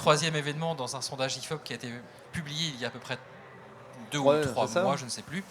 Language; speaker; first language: French; native; French